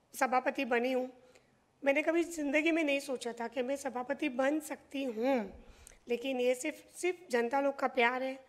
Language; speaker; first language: Hindi; non-native, local second language; Marathi